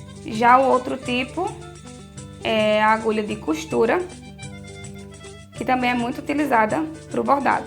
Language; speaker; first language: Portuguese; native; Portuguese